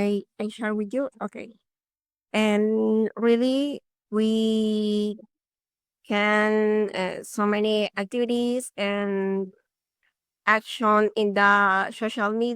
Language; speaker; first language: English; non-native, learner; Spanish